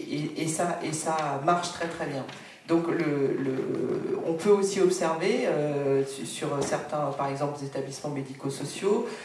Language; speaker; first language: French; native; French